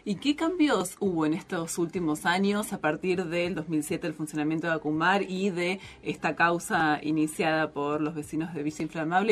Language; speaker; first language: Spanish; native; Spanish